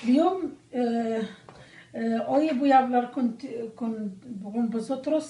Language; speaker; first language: Spanish; non-native, learner; Arabic